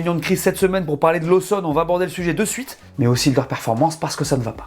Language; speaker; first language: French; native; French